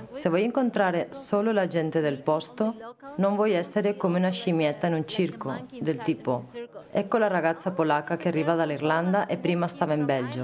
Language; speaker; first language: Italian; non-native, fluent; Polish